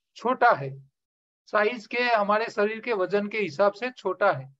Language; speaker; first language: Hindi; non-native, local second language; Gujarati